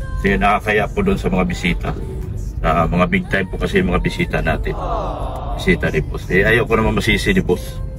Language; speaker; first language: Filipino; non-native, local second language; Cebuano